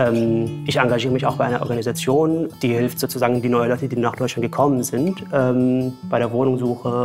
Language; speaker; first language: German; non-native, fluent; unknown